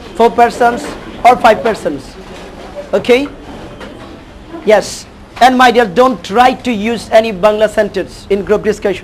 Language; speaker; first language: English; non-native, fluent; Bangla